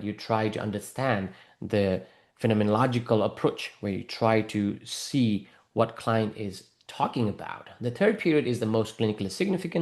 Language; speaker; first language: English; non-native, fluent; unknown